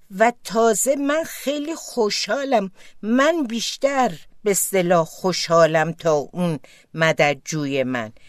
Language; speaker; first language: Persian; non-native, local second language; Azerbaijani